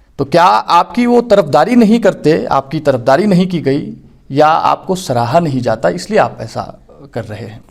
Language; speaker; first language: Urdu; non-native, local second language; Kashmiri